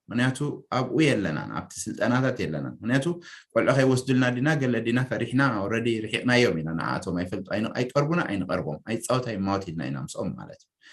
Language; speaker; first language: Tigrinya; native; Tigrinya